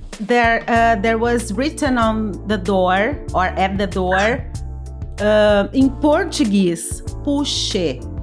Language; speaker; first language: English; non-native, fluent; Portuguese